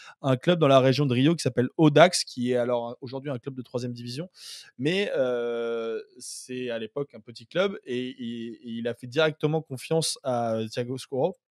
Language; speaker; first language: French; native; French